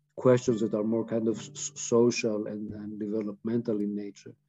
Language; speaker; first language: English; non-native, fluent; Greek